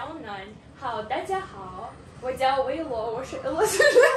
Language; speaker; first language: Chinese; non-native, learner; Russian